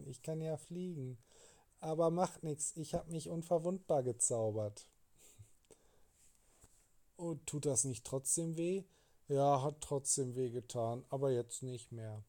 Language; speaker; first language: German; native; German